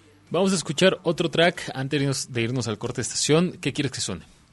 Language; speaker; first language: Spanish; native; Spanish